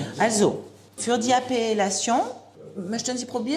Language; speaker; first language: German; non-native, learner; French